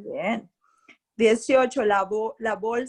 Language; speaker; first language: Spanish; non-native, fluent; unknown